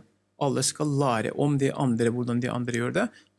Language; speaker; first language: Norwegian; non-native, learner; Turkish